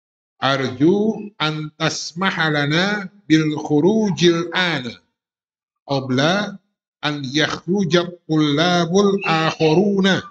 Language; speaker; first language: Arabic; non-native, fluent; Indonesian